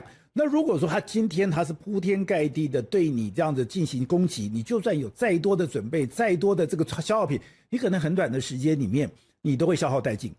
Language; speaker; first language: Chinese; native; Chinese